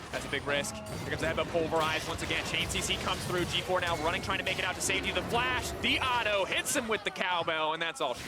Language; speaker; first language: English; native; English